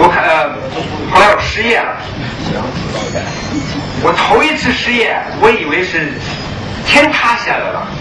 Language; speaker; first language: Chinese; early bilingual, other home language; English